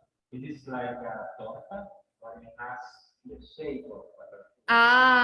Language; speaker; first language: English; non-native, learner; Spanish